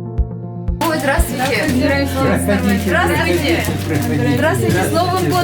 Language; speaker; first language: Russian; non-native, local second language; Kyrgyz